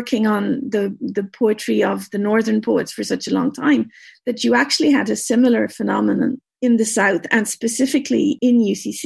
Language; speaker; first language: English; native; English